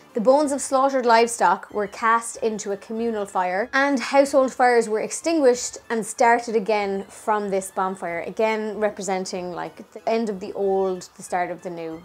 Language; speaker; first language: English; native; English